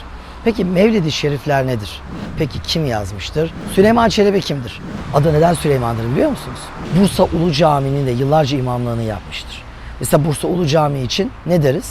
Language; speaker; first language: Turkish; native; Turkish